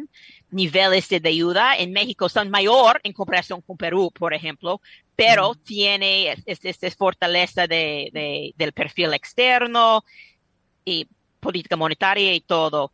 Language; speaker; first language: Spanish; non-native, fluent; English